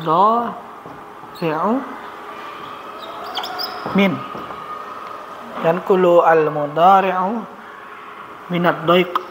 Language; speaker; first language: Arabic; non-native, fluent; Indonesian